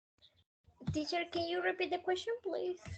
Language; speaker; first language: English; non-native, learner; Spanish